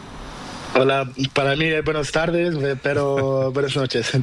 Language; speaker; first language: Spanish; non-native, learner; Portuguese